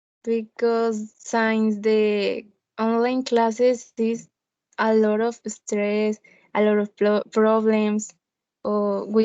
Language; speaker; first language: English; non-native, learner; Spanish